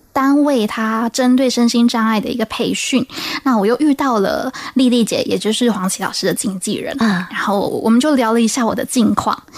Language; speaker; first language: Chinese; native; Chinese